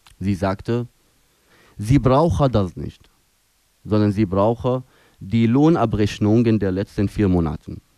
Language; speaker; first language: German; non-native, fluent; Arabic